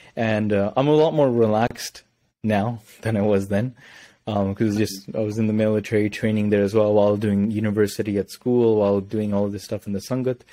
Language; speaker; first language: English; early bilingual, other home language; Punjabi